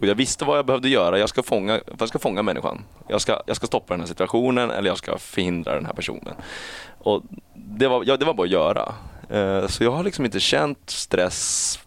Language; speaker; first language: Swedish; early bilingual, other home language; Chinese